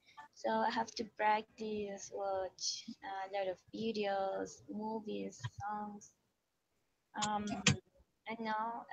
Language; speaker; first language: English; non-native, learner; Spanish